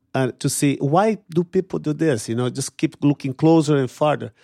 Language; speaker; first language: English; non-native, fluent; Portuguese